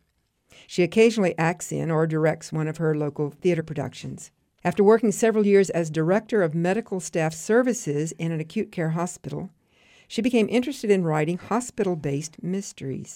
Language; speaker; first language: English; native; English